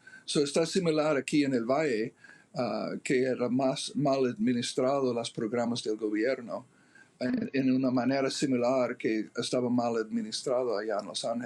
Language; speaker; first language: Spanish; non-native, fluent; English